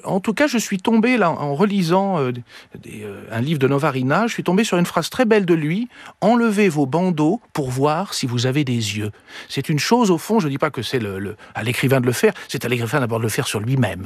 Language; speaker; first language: French; native; French